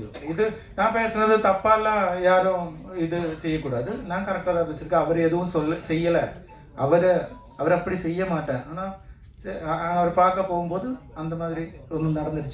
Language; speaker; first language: Tamil; non-native, learner; Malayalam